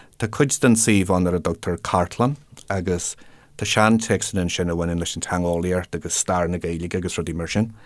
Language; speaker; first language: Irish; non-native, local second language; English